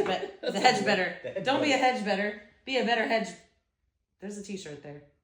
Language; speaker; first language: English; native; English